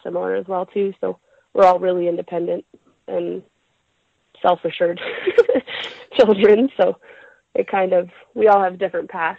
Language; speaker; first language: English; native; English